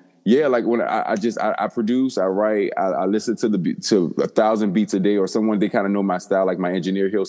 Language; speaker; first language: English; native; English